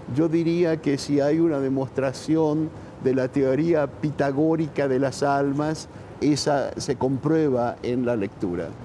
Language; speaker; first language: Spanish; early bilingual, other home language; English